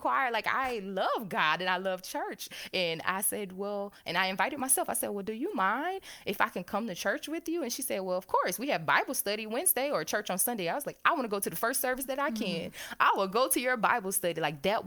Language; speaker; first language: English; native; English